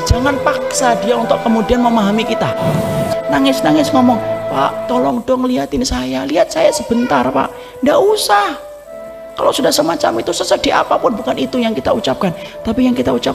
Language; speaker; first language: Indonesian; native; Indonesian